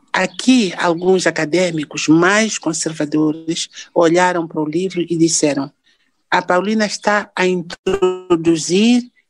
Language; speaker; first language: Portuguese; non-native, local second language; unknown